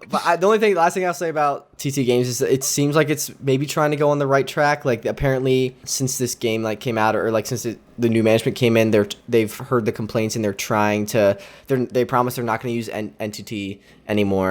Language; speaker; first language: English; native; English